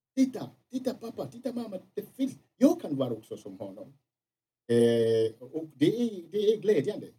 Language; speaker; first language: Swedish; non-native, fluent; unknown